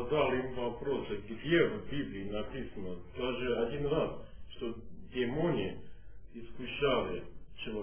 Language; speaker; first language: Russian; non-native, fluent; English